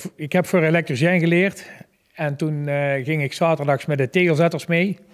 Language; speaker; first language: Dutch; native; Dutch